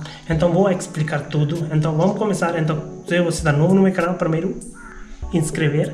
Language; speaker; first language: Portuguese; non-native, learner; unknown